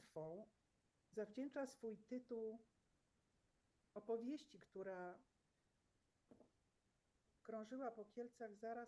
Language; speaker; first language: Polish; native; Polish